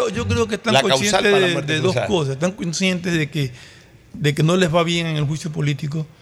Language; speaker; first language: Spanish; native; Spanish